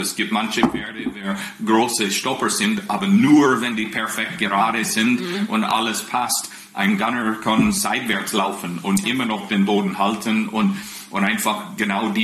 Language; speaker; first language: German; non-native, fluent; English